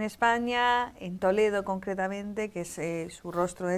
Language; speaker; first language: Spanish; native; Spanish